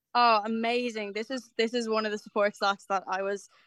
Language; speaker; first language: English; native; English